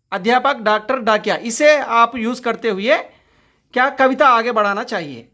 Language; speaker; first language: Hindi; non-native, local second language; Telugu